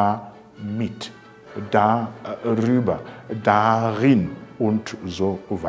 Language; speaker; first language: German; non-native, fluent; Rundi